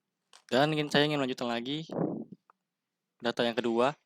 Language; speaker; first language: Indonesian; native; Indonesian